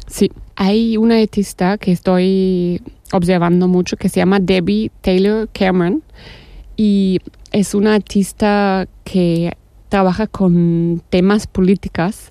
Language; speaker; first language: Spanish; non-native, fluent; German